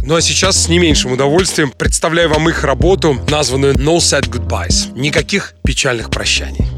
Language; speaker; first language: Russian; native; Russian